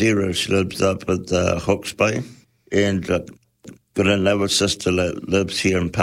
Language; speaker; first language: English; native; English